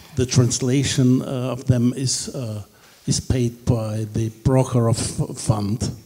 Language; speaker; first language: English; non-native, fluent; German